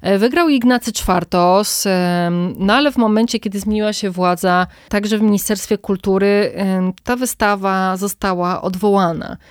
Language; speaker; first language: Polish; native; Polish